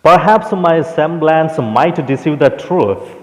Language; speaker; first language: English; non-native, local second language; Telugu